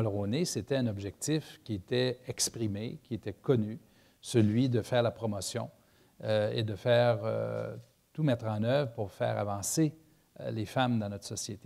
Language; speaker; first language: French; native; French